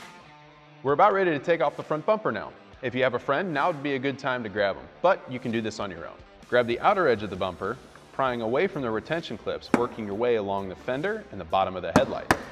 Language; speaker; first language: English; native; English